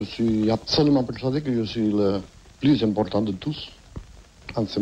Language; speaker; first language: French; non-native, fluent; Catalan